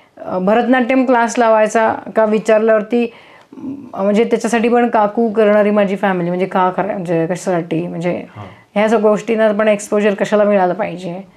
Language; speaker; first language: Marathi; native; Marathi